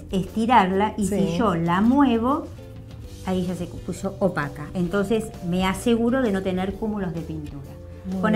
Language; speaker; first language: Spanish; native; Spanish